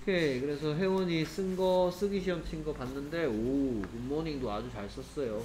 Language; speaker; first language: Korean; native; Korean